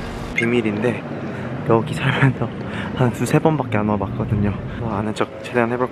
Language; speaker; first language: Korean; early bilingual, heritage; Korean